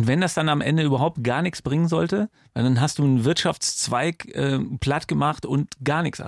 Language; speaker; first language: German; native; German